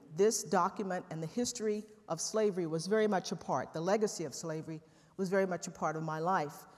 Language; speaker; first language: English; native; English